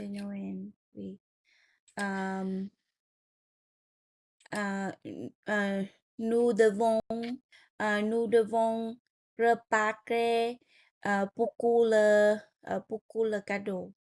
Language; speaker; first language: French; non-native, learner; Vietnamese